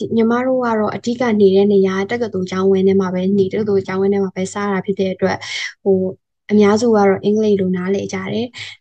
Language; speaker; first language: Burmese; native; Burmese